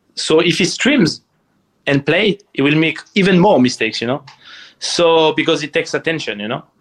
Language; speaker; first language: English; non-native, fluent; French